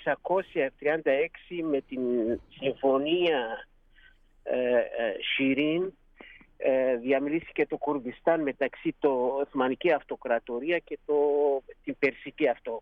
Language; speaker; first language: Greek; non-native, fluent; Kurdish